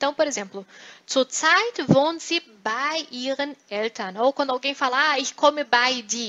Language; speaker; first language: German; non-native, fluent; Portuguese